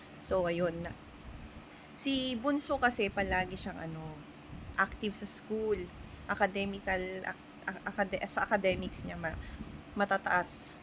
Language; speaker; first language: Filipino; non-native, local second language; Iloko